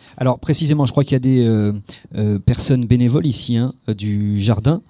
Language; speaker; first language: French; native; French